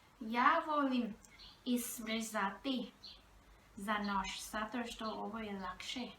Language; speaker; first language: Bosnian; early bilingual, heritage; Bosnian